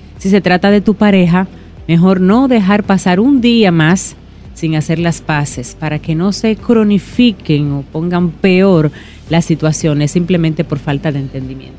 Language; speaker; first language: Spanish; native; Spanish